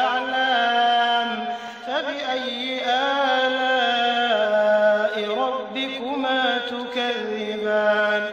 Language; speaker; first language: Arabic; native; Arabic